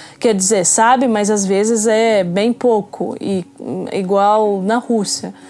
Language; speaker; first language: Portuguese; non-native, fluent; Russian